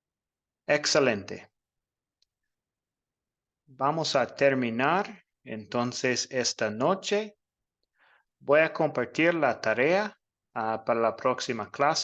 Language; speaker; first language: Spanish; non-native, fluent; English